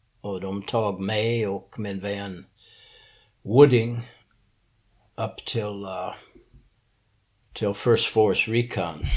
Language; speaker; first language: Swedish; early bilingual, heritage; English